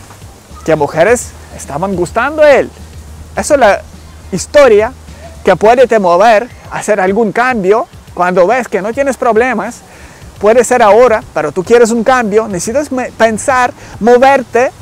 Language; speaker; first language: Spanish; non-native, learner; Ukrainian